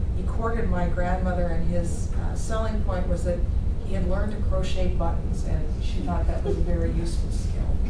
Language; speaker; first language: English; native; English